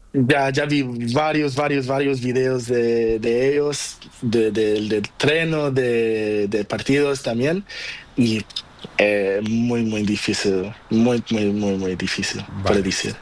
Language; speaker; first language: Spanish; non-native, learner; Portuguese